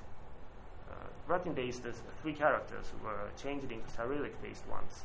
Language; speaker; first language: English; non-native, learner; Japanese